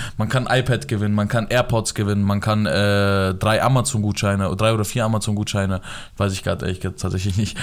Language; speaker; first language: German; early bilingual, other home language; Persian